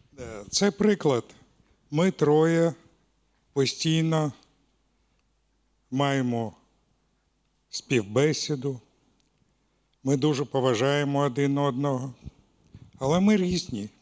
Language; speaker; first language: Ukrainian; non-native, local second language; Russian